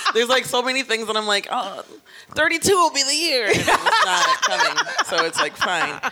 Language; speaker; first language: English; native; English